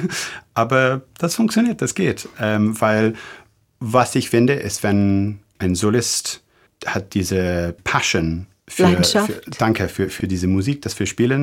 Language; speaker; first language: German; non-native, fluent; English